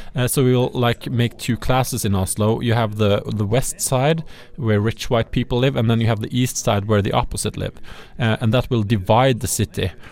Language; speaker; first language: English; non-native, fluent; Norwegian